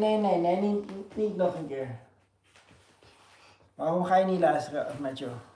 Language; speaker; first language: Dutch; non-native, fluent; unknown